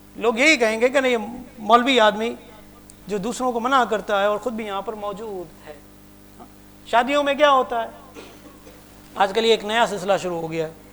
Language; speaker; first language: Urdu; non-native, local second language; Punjabi